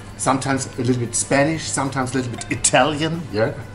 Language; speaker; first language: English; non-native, learner; German